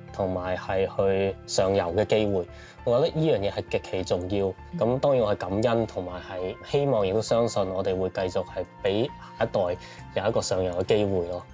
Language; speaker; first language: Cantonese; early bilingual, other home language; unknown